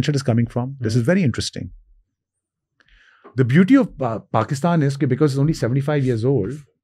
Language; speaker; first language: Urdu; non-native, local second language; Sindhi